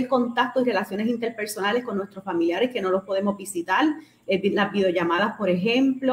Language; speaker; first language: Spanish; native; Spanish